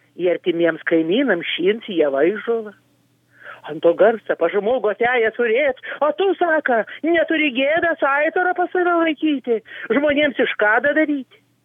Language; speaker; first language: Lithuanian; native; Lithuanian